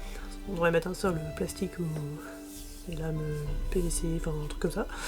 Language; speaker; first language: French; native; French